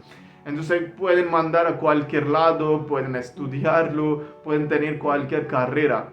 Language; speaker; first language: Spanish; non-native, learner; Hindi